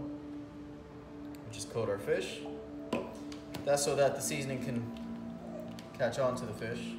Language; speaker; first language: English; early bilingual, other home language; Spanish